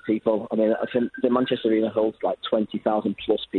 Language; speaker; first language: English; native; English